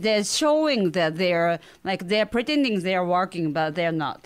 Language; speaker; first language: English; non-native, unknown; Japanese